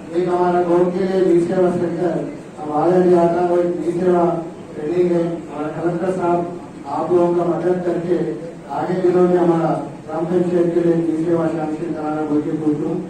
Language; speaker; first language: Hindi; non-native, local second language; Telugu